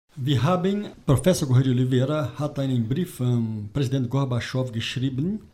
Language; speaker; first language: German; non-native, fluent; Portuguese